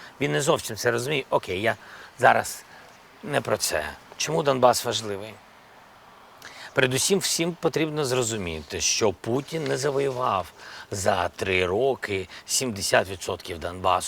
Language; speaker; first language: Ukrainian; non-native, local second language; Russian